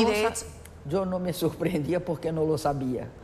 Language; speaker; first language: Spanish; non-native, learner; Portuguese